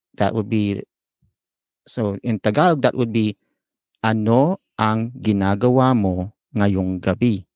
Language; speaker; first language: English; non-native, local second language; Filipino